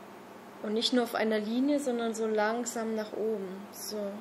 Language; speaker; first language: German; native; German